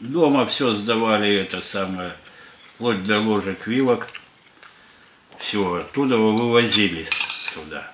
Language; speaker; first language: Russian; native; Russian